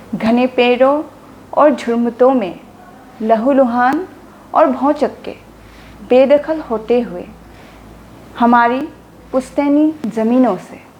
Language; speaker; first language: Hindi; non-native, local second language; Assamese